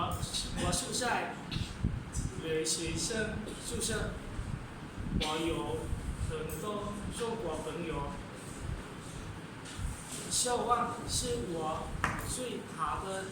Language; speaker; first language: Chinese; non-native, learner; Lao